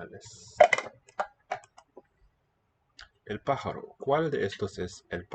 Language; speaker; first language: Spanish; non-native, learner; English